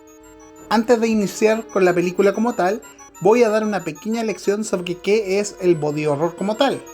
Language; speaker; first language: Spanish; native; Spanish